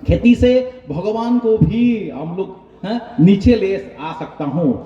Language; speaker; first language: Hindi; non-native, local second language; Bangla